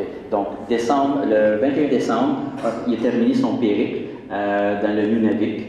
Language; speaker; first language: French; native; French